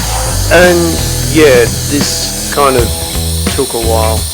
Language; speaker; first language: English; native; English